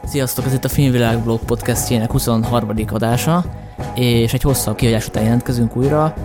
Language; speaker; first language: Hungarian; native; Hungarian